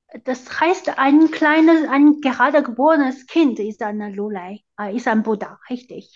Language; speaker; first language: German; non-native, fluent; Chinese